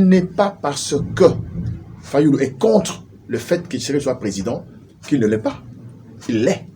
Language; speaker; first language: French; non-native, local second language; Lingala